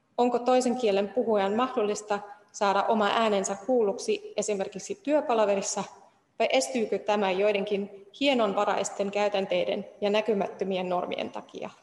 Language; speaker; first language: Finnish; non-native, fluent; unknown